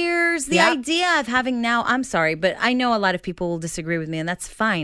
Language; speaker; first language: English; non-native, fluent; Hebrew